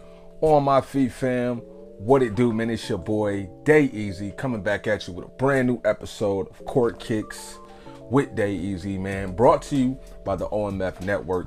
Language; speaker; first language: English; native; English